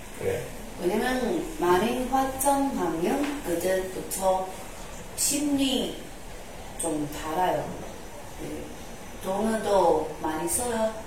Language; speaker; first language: Korean; non-native, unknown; Chinese